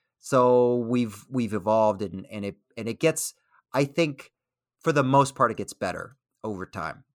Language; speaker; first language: English; early bilingual, other home language; Spanish